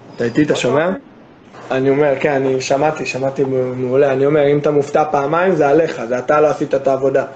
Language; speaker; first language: Hebrew; non-native, fluent; English